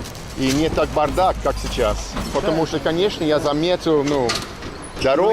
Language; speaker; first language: Russian; non-native, learner; English